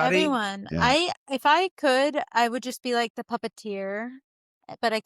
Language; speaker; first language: English; native; English